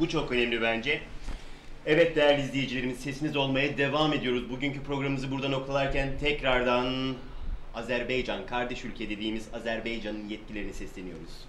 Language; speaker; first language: Turkish; native; Turkish